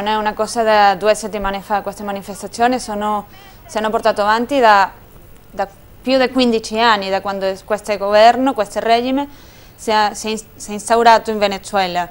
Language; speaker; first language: Italian; non-native, fluent; Spanish